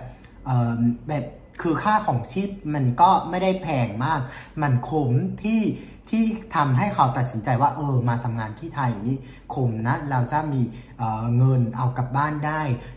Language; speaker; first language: Thai; non-native, fluent; Vietnamese